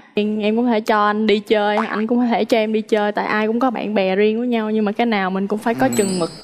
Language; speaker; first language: Vietnamese; native; Vietnamese